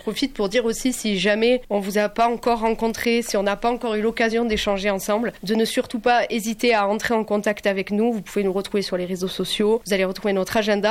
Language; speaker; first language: French; native; French